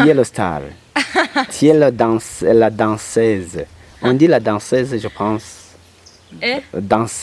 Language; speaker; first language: French; non-native, local second language; Rundi